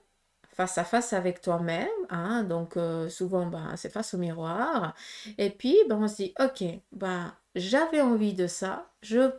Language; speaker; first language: French; native; French